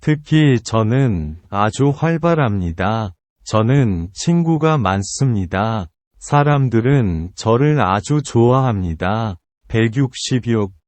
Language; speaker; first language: Korean; non-native, learner; Vietnamese